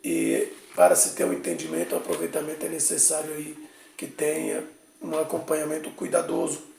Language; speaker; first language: Portuguese; native; Portuguese